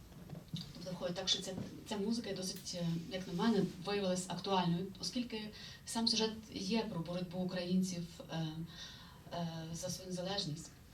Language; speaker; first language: Ukrainian; native; Ukrainian